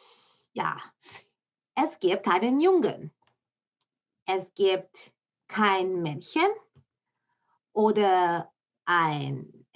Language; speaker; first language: German; non-native, learner; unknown